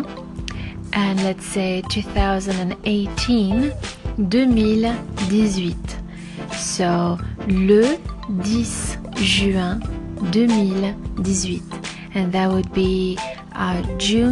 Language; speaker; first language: English; non-native, fluent; French